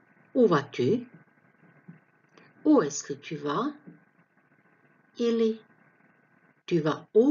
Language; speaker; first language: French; non-native, fluent; Croatian